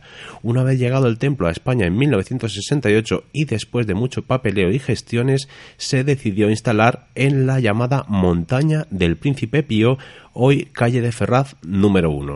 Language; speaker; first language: Spanish; native; Spanish